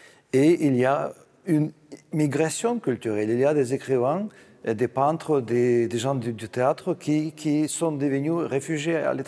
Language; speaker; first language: French; non-native, fluent; Russian